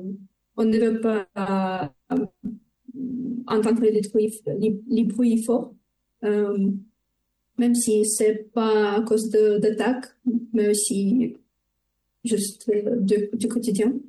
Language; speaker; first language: French; non-native, learner; Ukrainian